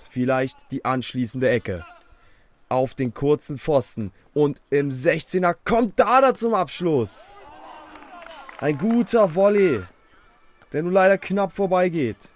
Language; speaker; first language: German; native; German